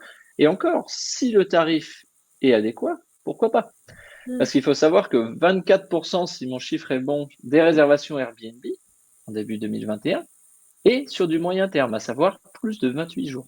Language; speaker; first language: French; native; French